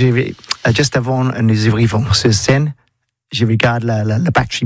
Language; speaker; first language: French; non-native, learner; English